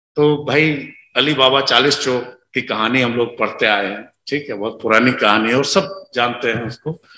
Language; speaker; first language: Hindi; non-native, local second language; Magahi